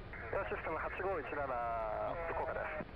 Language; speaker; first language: Japanese; native; Japanese